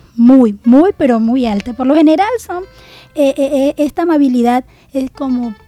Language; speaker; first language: Spanish; native; Spanish